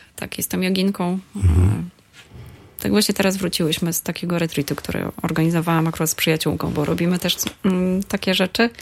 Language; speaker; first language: Polish; native; Polish